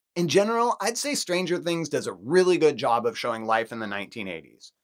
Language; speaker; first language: English; native; English